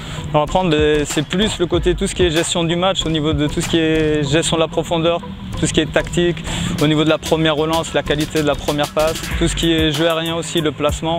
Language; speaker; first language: French; native; French